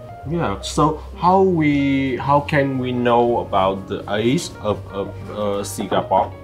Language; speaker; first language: English; non-native, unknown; Vietnamese